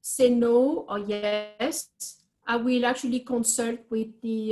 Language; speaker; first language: English; non-native, fluent; French